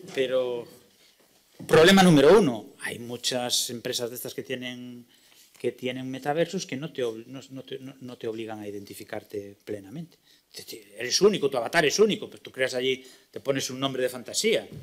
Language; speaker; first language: Spanish; native; Spanish